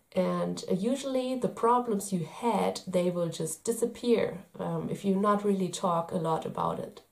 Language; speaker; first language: English; non-native, fluent; German